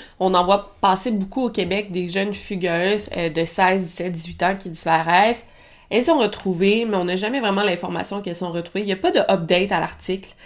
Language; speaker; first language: French; native; French